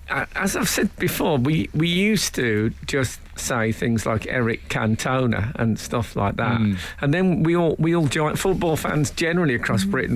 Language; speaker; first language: English; native; English